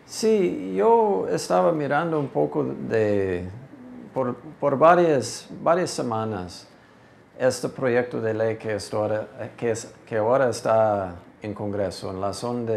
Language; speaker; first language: Spanish; non-native, fluent; English